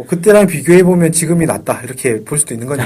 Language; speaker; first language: Korean; native; Korean